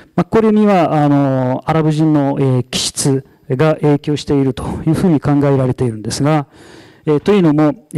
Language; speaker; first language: Japanese; non-native, fluent; Arabic